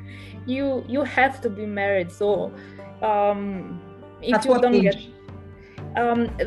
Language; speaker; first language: English; non-native, fluent; Albanian